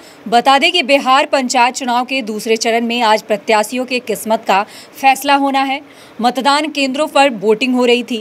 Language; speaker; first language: Hindi; native; Hindi